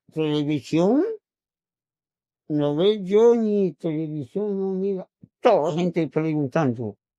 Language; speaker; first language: Spanish; non-native, local second language; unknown